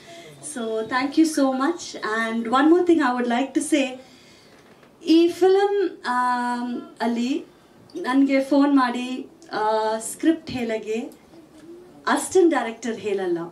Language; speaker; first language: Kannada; non-native, local second language; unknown